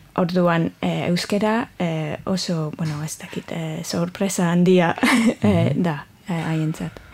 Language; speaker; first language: Basque; non-native, learner; English